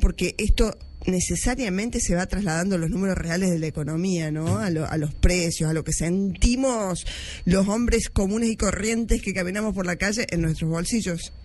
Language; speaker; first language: Spanish; native; Spanish